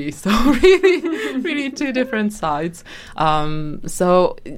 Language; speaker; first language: English; non-native, fluent; Polish